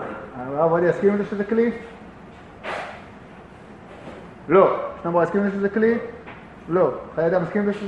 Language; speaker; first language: Hebrew; native; Hebrew